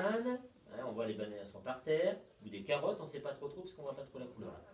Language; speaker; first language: French; native; French